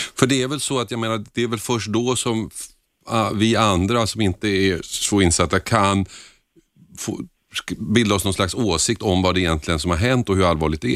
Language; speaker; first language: Swedish; native; Swedish